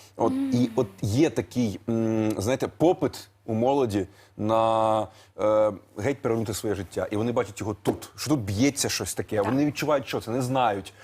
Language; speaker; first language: Ukrainian; native; Ukrainian